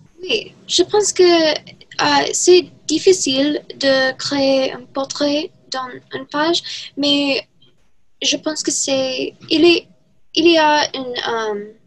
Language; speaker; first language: French; non-native, learner; English